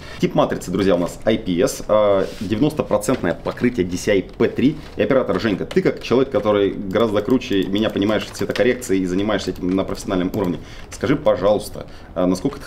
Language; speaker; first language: Russian; native; Russian